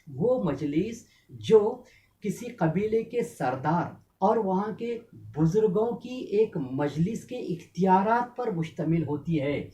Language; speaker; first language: Urdu; native; Urdu